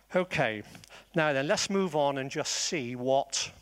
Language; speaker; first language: English; native; English